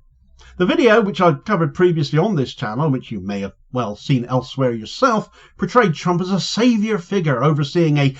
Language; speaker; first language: English; native; English